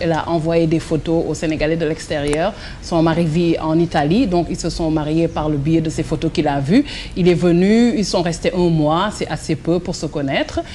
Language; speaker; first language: French; non-native, local second language; Wolof